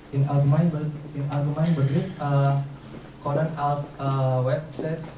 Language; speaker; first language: German; non-native, learner; Indonesian